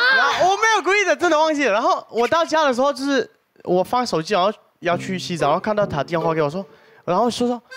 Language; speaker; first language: Chinese; non-native, fluent; Arabic